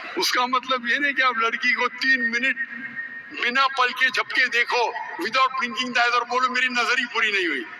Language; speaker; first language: Urdu; non-native, local second language; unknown